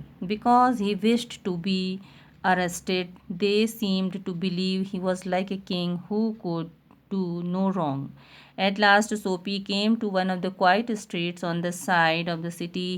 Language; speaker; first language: English; non-native, local second language; Hindi